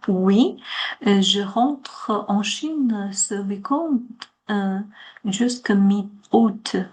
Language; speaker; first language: French; non-native, learner; Chinese